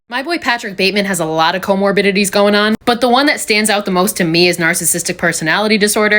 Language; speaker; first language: English; native; English